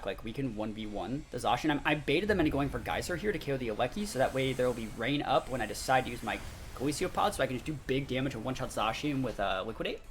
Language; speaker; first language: English; native; English